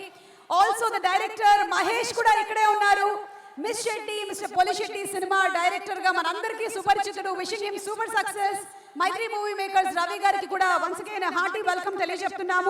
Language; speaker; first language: Telugu; native; Telugu